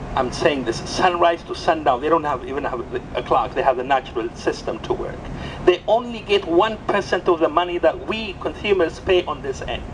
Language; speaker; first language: English; non-native, fluent; Amharic